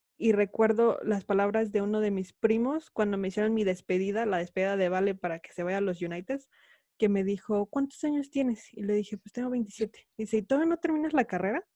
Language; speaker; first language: Spanish; native; Spanish